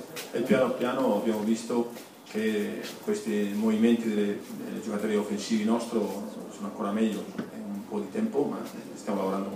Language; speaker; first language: Italian; non-native, fluent; Spanish